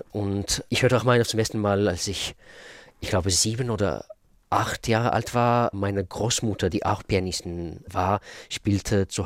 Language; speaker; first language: German; non-native, fluent; Russian